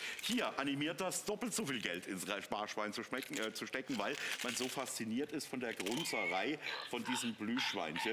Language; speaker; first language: German; native; German